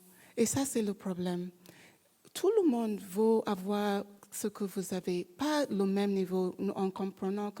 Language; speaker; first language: French; non-native, learner; English